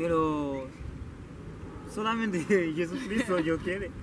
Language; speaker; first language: Spanish; non-native, learner; Haitian Creole